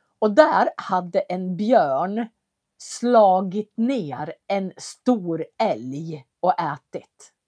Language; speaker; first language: Swedish; native; Swedish